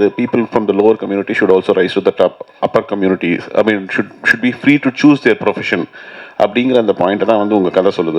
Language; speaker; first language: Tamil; native; Tamil